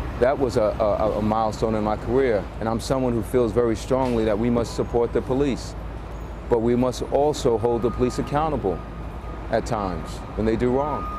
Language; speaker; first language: English; native; English